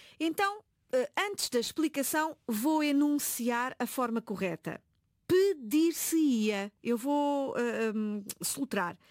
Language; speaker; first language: Portuguese; native; Portuguese